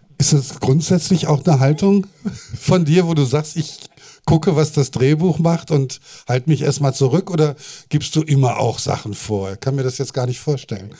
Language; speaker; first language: German; native; German